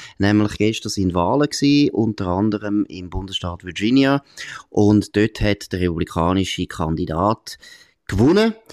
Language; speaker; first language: German; native; German